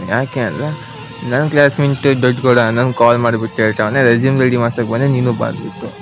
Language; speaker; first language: Kannada; native; Kannada